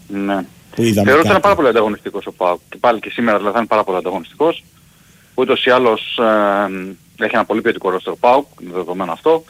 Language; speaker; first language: Greek; native; Greek